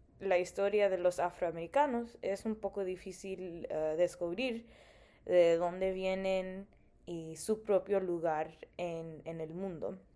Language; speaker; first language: Spanish; early bilingual, heritage; English